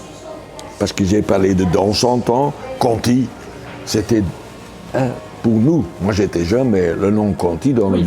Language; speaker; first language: French; non-native, local second language; Dutch